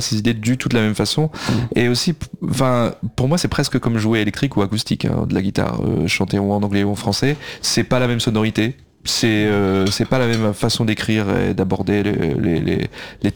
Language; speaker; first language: French; native; French